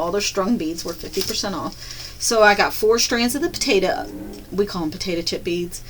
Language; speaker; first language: English; native; English